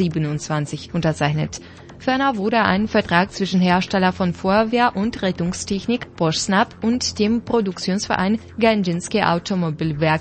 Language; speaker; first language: German; non-native, fluent; Russian